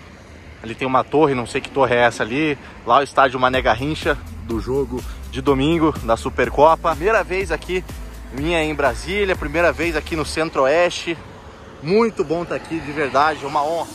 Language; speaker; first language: Portuguese; native; Portuguese